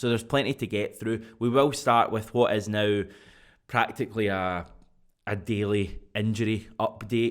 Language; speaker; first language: English; native; English